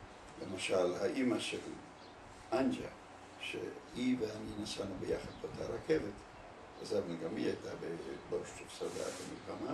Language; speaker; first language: Hebrew; early bilingual, other home language; Polish